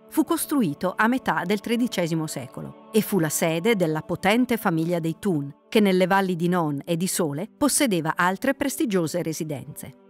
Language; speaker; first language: Italian; native; Italian